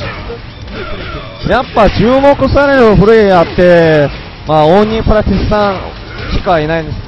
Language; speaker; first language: Japanese; non-native, fluent; Korean